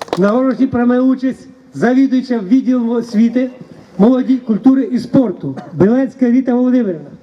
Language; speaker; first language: Ukrainian; native; Ukrainian